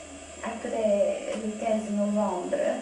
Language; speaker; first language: French; non-native, fluent; Romanian